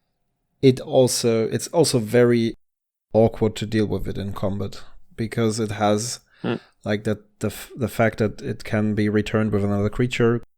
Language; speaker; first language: English; non-native, fluent; German